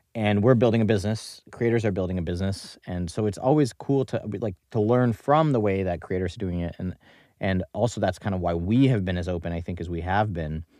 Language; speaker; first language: English; native; English